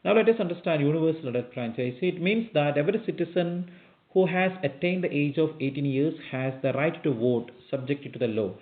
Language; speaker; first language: English; non-native, local second language; Malayalam